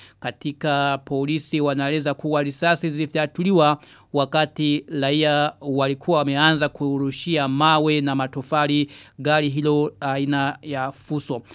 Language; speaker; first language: Swahili; non-native, local second language; Rundi